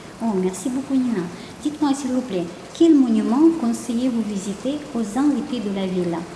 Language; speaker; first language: French; non-native, learner; Russian